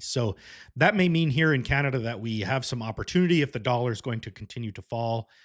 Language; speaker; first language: English; native; English